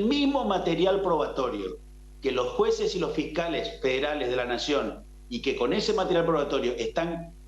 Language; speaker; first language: Spanish; native; Spanish